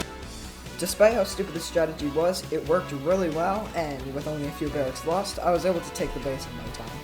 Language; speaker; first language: English; native; English